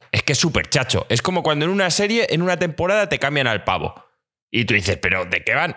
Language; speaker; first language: Spanish; native; Spanish